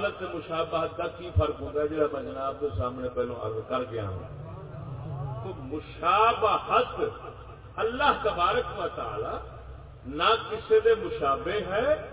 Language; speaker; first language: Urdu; non-native, local second language; Punjabi